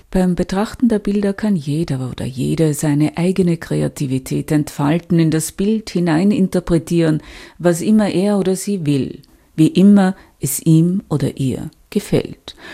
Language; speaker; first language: German; native; German